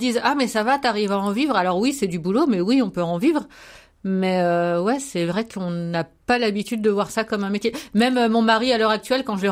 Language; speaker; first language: French; native; French